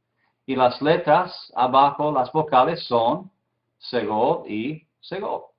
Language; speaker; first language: Spanish; non-native, fluent; English